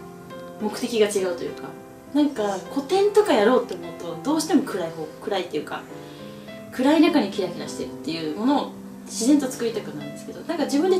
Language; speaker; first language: Japanese; native; Japanese